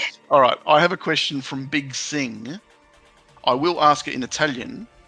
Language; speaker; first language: English; early bilingual, other home language; Italian